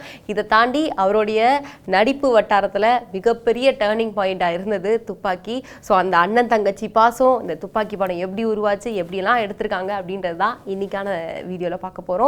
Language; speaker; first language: Tamil; native; Tamil